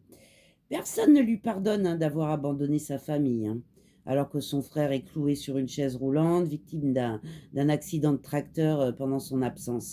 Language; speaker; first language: French; native; French